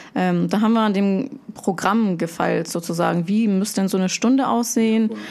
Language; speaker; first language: German; early bilingual, other home language; Russian